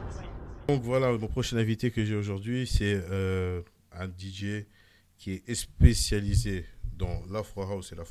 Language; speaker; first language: French; native; French